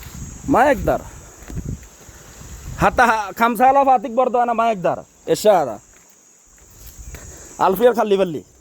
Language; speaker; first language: Arabic; non-native, learner; Bangla